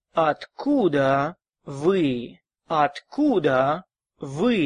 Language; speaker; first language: Russian; non-native, fluent; English